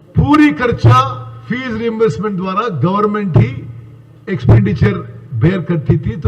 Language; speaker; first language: Hindi; non-native, local second language; Telugu